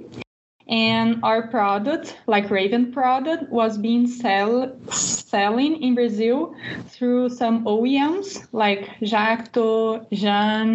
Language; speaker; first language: English; non-native, fluent; Portuguese